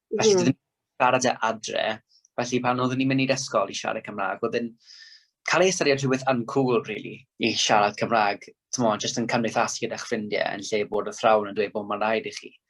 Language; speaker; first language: Welsh; non-native, local second language; English